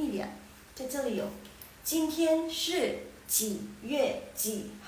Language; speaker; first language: Chinese; non-native, local second language; Indonesian